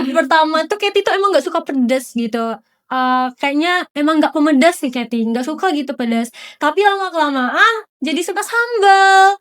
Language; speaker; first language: Indonesian; native; Indonesian